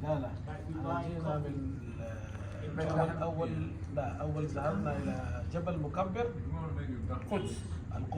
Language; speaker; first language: Arabic; non-native, fluent; Urdu